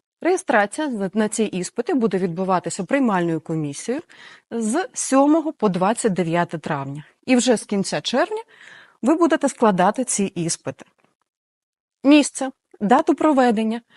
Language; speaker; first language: Ukrainian; native; Ukrainian